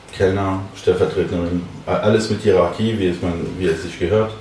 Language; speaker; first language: German; non-native, fluent; French